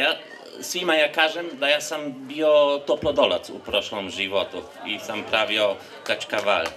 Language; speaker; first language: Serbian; non-native, learner; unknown